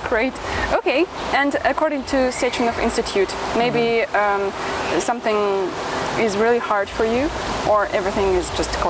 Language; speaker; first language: English; non-native, fluent; Russian